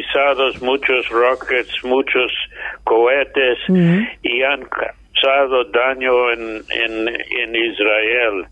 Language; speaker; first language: Spanish; non-native, fluent; English